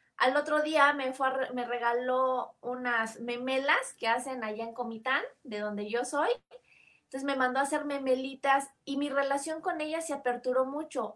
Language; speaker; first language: Spanish; native; Spanish